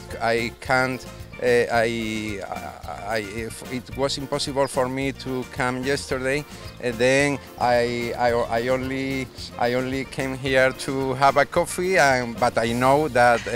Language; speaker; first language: English; non-native, learner; Spanish